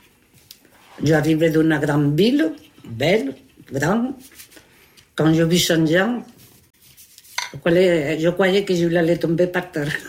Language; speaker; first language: French; non-native, learner; Spanish